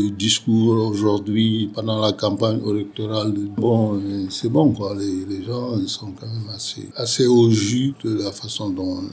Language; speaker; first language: French; non-native, local second language; Wolof